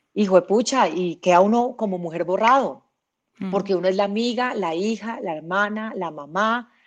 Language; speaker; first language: Spanish; native; Spanish